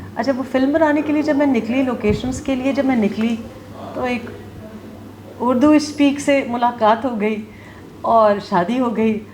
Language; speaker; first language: Urdu; early bilingual, heritage; Urdu